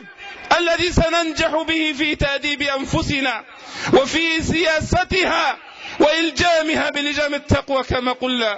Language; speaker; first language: Arabic; native; Arabic